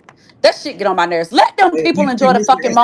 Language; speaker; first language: English; native; English